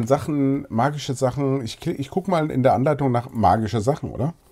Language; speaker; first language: German; native; German